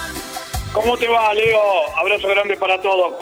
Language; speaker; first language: Spanish; native; Spanish